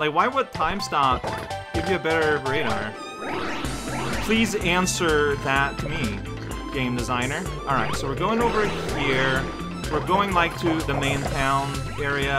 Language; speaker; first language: English; native; English